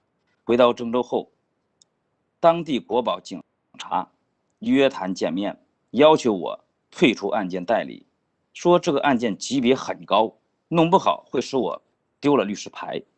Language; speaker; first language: Chinese; native; Chinese